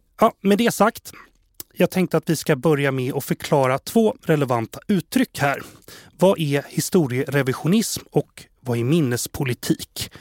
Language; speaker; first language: Swedish; native; Swedish